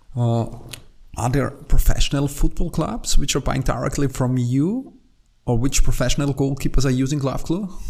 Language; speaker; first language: English; non-native, fluent; German